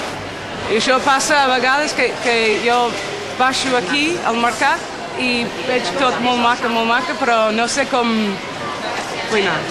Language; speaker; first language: Catalan; non-native, learner; English